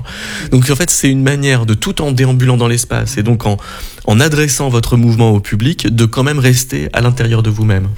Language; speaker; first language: French; native; French